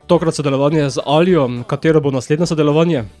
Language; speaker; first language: Slovenian; native; Slovenian